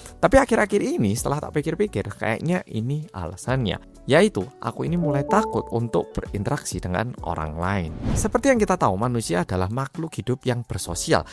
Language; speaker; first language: Indonesian; early bilingual, other home language; Korean